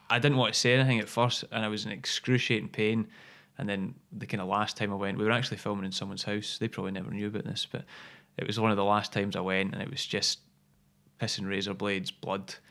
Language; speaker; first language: English; native; English